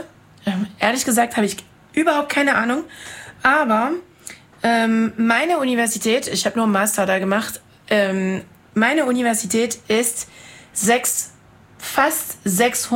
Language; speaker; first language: German; non-native, fluent; French